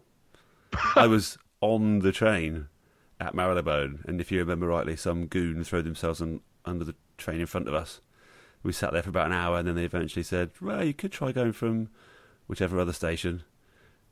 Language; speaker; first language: English; native; English